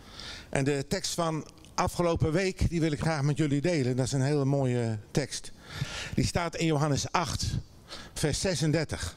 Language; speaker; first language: Dutch; native; Dutch